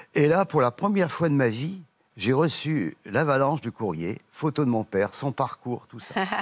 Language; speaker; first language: French; native; French